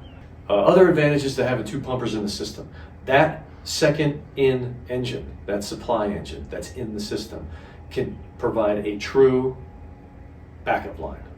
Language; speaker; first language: English; native; English